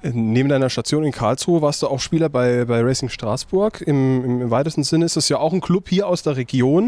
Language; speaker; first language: German; native; German